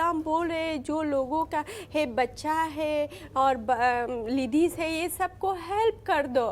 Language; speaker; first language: Hindi; non-native, learner; Persian